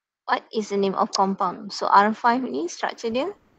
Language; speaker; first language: English; non-native, local second language; Malay